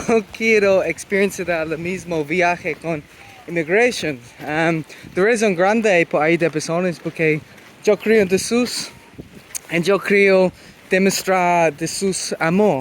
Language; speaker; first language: Spanish; non-native, learner; English